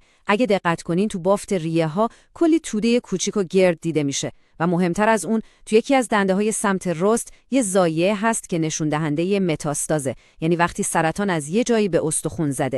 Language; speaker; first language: Persian; native; Persian